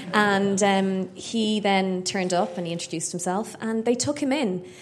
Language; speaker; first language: English; native; English